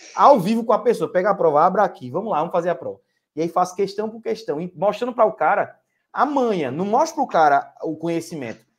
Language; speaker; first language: Portuguese; native; Portuguese